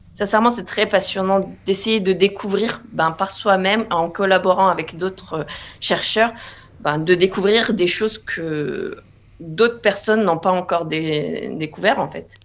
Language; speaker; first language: French; non-native, local second language; Arabic